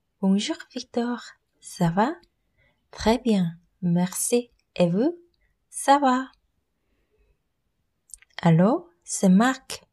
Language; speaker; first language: French; non-native, learner; Korean